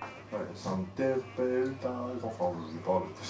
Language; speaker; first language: French; native; French